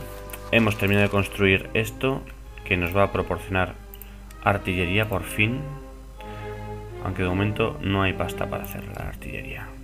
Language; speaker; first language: Spanish; native; Spanish